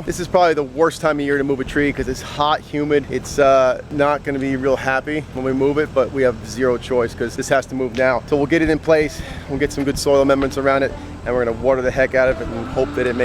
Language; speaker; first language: English; native; English